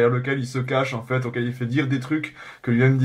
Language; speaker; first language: French; native; French